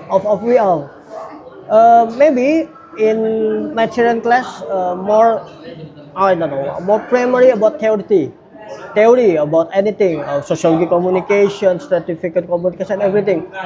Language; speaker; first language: English; non-native, learner; Indonesian